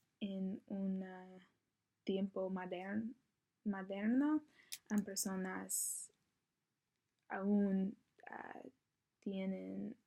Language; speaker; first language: Spanish; non-native, learner; English